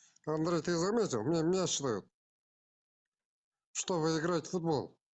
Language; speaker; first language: Russian; non-native, local second language; Kazakh